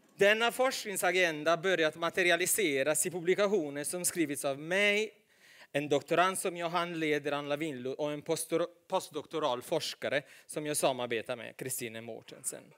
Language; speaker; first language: Swedish; non-native, fluent; Italian